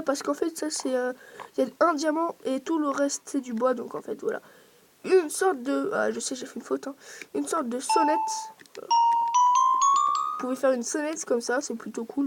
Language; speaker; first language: French; native; French